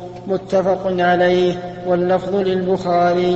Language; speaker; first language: Arabic; native; Arabic